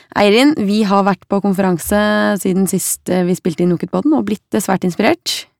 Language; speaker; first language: Norwegian; native; Norwegian